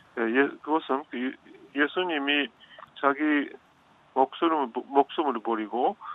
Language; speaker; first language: Korean; non-native, fluent; Japanese